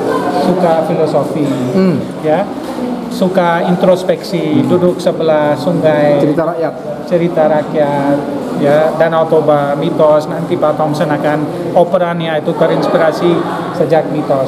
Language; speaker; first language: Indonesian; non-native, fluent; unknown